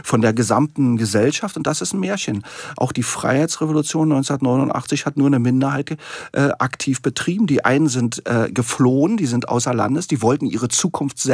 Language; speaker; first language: German; native; German